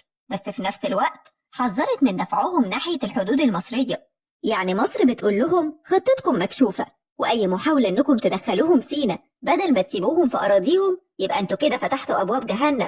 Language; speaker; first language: Arabic; native; Arabic